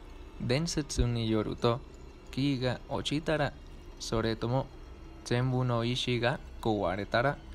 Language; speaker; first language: Japanese; non-native, learner; Spanish